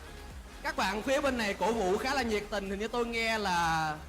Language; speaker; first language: Vietnamese; native; Vietnamese